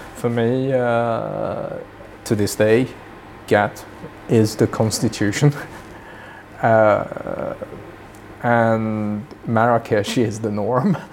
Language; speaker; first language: English; early bilingual, other home language; Swedish